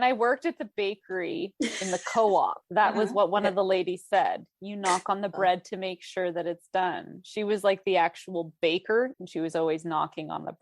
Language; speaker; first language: English; native; English